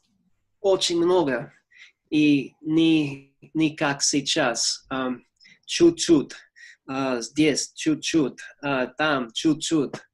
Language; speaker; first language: Russian; non-native, learner; English